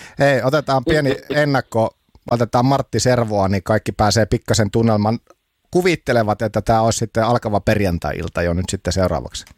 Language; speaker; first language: Finnish; native; Finnish